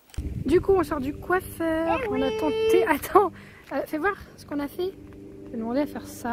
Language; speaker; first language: French; native; French